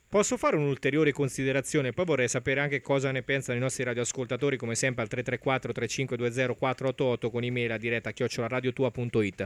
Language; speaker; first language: Italian; native; Italian